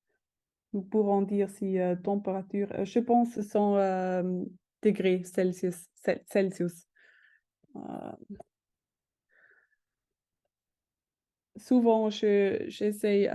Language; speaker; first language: French; non-native, fluent; German